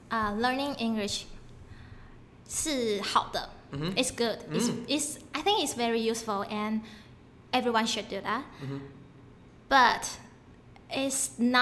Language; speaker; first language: English; non-native, fluent; Chinese